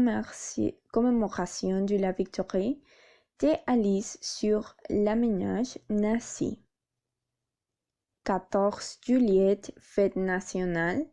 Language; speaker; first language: French; non-native, learner; Spanish